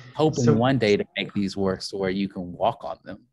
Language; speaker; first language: English; native; English